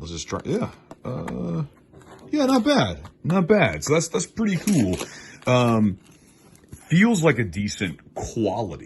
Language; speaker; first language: English; native; English